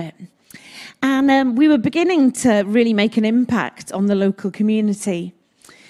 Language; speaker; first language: English; native; English